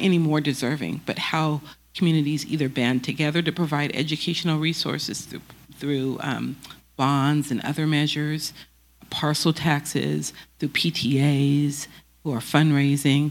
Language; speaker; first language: English; native; English